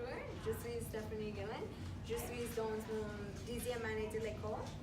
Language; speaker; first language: French; non-native, learner; English